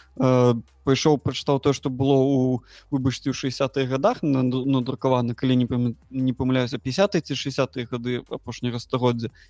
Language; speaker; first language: Belarusian; non-native, local second language; Russian